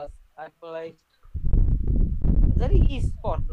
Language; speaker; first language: English; non-native, learner; Vietnamese